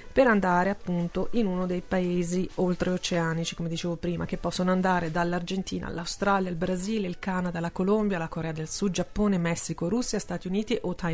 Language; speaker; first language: Italian; native; Italian